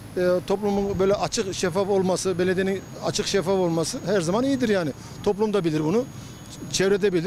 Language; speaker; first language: Turkish; native; Turkish